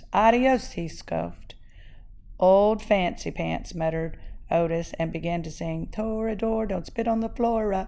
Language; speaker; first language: English; native; English